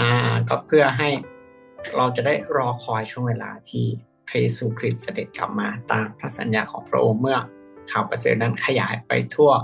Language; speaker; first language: Thai; native; Thai